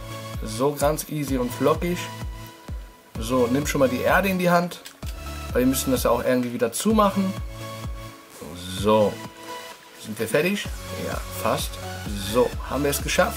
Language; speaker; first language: German; native; German